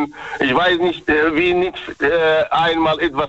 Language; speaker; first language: German; non-native, learner; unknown